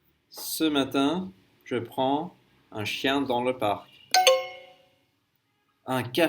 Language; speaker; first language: French; non-native, learner; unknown